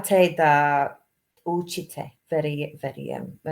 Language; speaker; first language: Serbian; non-native, learner; English